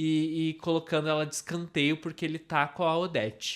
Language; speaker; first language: Portuguese; native; Portuguese